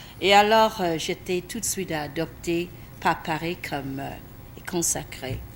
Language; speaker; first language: French; non-native, fluent; English